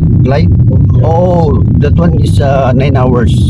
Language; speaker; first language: English; non-native, learner; Filipino